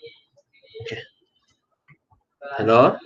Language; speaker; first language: English; non-native, local second language; Malay